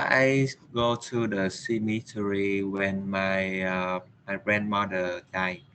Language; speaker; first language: English; non-native, learner; Vietnamese